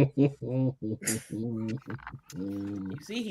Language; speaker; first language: English; native; English